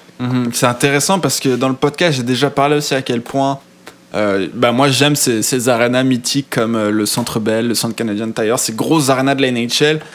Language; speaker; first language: French; native; French